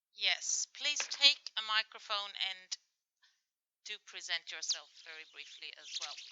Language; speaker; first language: English; non-native, fluent; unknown